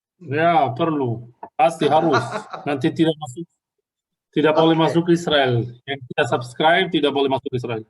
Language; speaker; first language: Indonesian; non-native, fluent; Arabic